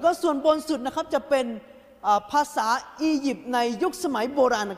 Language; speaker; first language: Thai; native; Thai